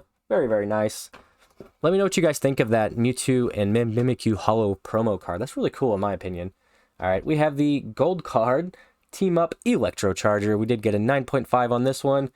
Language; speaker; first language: English; native; English